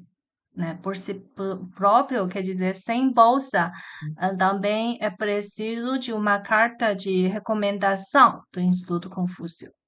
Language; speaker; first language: Portuguese; non-native, learner; Chinese